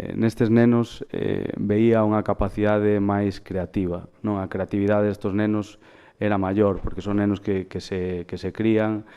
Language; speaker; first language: Galician; native; Galician